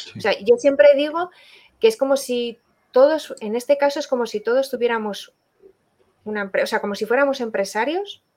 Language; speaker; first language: Spanish; native; Spanish